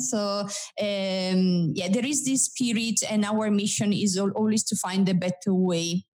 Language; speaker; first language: English; non-native, fluent; Italian